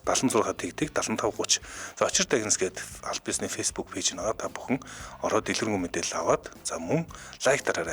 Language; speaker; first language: Mongolian; native; Mongolian